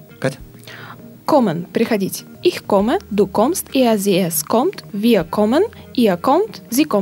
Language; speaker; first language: German; non-native, learner; Russian